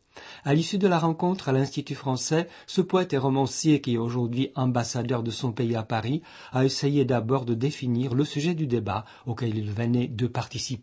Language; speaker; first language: French; non-native, fluent; Czech